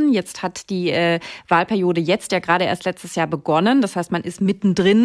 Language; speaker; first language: German; native; German